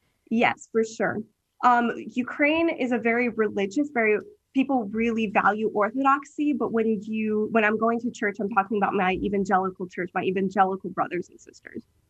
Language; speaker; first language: English; early bilingual, heritage; English